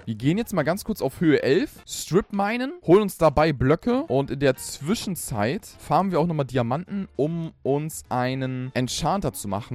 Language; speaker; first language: German; native; German